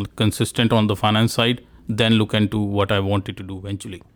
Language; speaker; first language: English; non-native, local second language; Punjabi